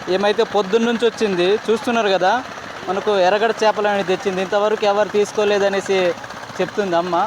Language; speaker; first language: Telugu; non-native, local second language; Koya